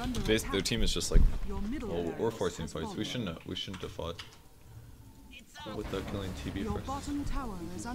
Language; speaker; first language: English; native; English